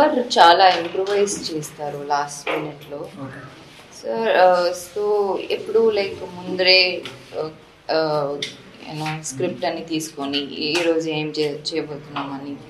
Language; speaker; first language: Telugu; non-native, fluent; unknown